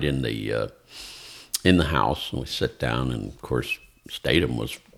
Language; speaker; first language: English; native; English